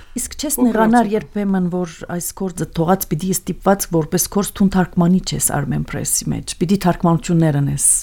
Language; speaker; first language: Armenian; early bilingual, heritage; Armenian